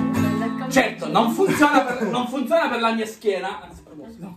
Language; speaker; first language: Italian; native; Italian